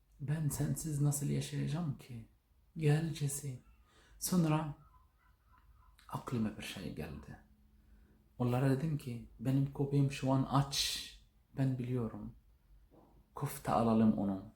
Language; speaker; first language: Turkish; non-native, learner; Arabic